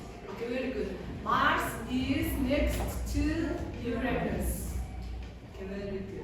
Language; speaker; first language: English; non-native, fluent; Mongolian